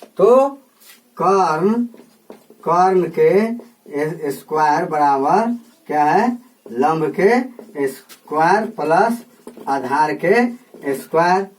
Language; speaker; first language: Hindi; native; Hindi